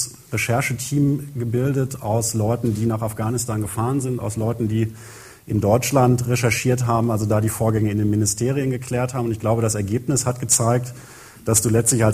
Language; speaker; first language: German; native; German